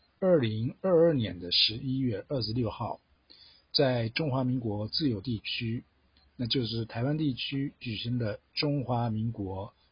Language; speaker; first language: Chinese; non-native, fluent; Japanese